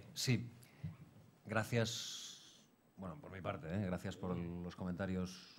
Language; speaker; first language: Spanish; non-native, local second language; Catalan